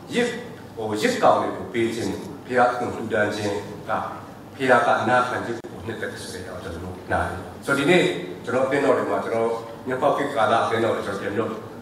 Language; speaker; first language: Burmese; non-native, local second language; S'gaw Karen